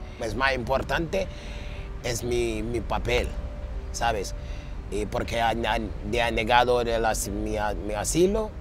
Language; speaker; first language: Spanish; non-native, learner; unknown